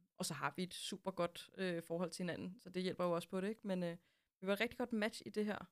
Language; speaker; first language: Danish; native; Danish